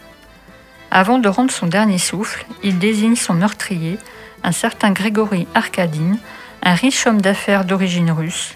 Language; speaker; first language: French; native; French